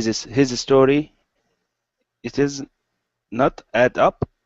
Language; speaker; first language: English; non-native, learner; Arabic